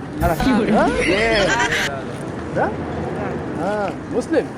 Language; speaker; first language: Russian; non-native, learner; Bangla